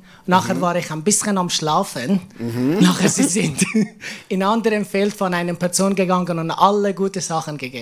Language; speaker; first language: German; non-native, learner; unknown